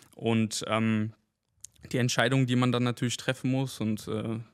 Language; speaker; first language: German; early bilingual, other home language; Spanish